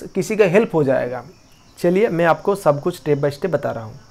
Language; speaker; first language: Hindi; non-native, local second language; Bangla